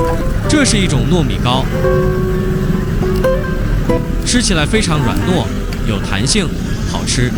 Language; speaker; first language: Chinese; native; Chinese